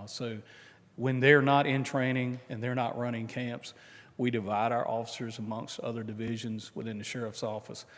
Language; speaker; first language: English; native; English